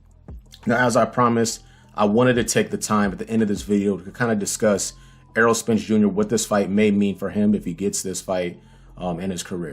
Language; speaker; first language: English; native; English